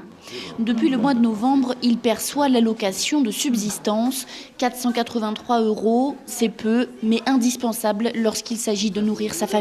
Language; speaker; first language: French; native; French